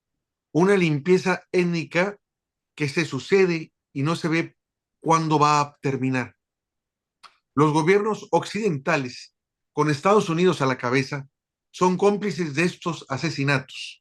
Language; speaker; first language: Spanish; native; Spanish